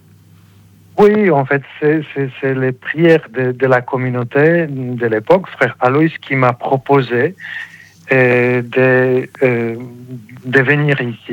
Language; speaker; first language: French; non-native, fluent; Polish